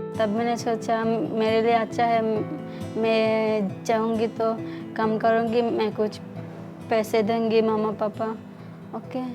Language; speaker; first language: Hindi; non-native, learner; Bangla